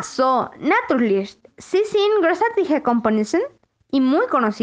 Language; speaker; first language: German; non-native, learner; Spanish